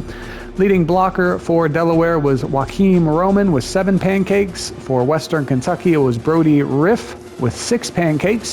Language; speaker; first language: English; native; English